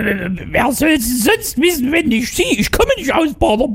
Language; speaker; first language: German; native; German